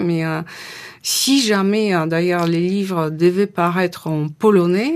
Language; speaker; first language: French; non-native, fluent; Polish